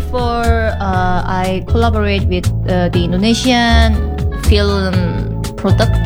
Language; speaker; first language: English; non-native, learner; Korean